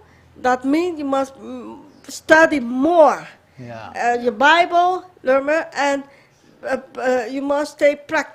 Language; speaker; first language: English; non-native, learner; Papiamento